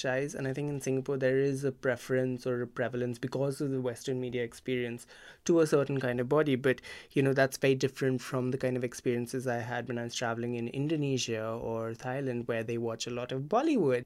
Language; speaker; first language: English; non-native, local second language; Hindi